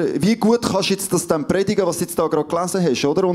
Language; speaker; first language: German; native; German